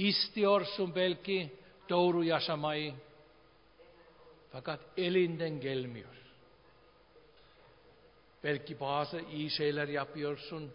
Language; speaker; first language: Turkish; non-native, fluent; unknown